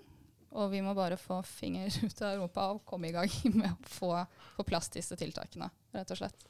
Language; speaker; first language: Norwegian; native; Norwegian